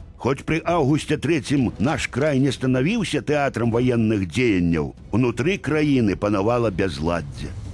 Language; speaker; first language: Belarusian; native; Belarusian